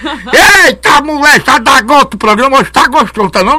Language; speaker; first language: Portuguese; native; Portuguese